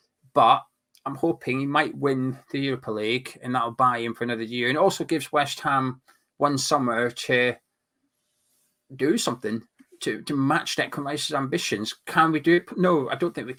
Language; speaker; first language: English; native; English